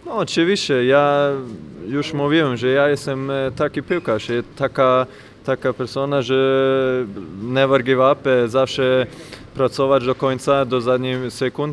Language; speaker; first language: Polish; non-native, learner; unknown